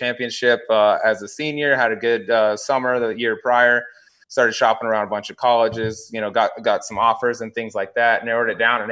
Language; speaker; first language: English; native; English